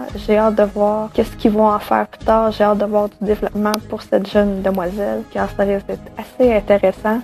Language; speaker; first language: French; native; French